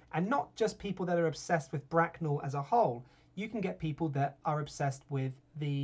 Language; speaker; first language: English; native; English